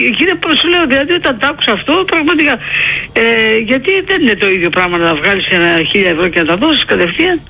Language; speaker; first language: Greek; native; Greek